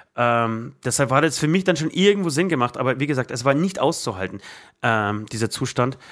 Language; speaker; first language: German; non-native, fluent; Polish